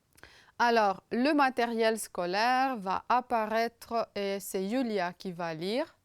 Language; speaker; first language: French; non-native, fluent; Romanian